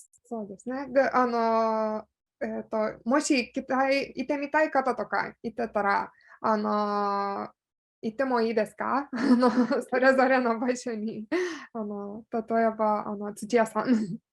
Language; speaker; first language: Japanese; non-native, fluent; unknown